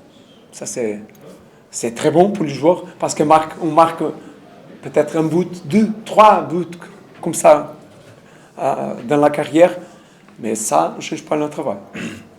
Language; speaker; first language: French; non-native, learner; Portuguese